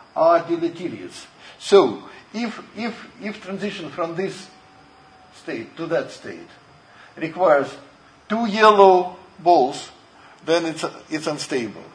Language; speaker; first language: English; non-native, fluent; Russian